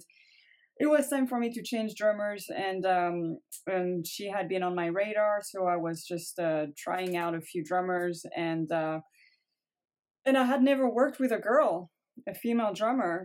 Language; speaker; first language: English; non-native, fluent; French